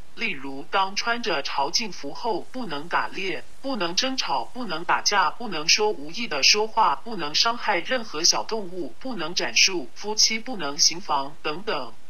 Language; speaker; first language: Chinese; non-native, local second language; Cantonese